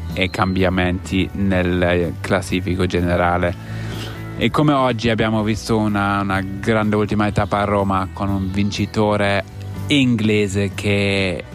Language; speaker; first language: Italian; non-native, learner; German